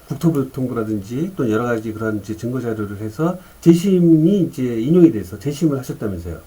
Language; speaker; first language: Korean; native; Korean